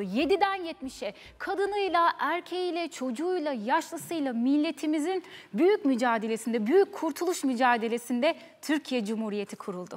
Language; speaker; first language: Turkish; native; Turkish